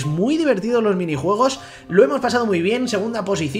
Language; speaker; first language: Spanish; native; Spanish